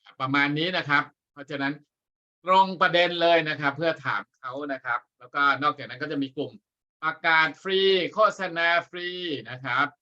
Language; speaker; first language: Thai; native; Thai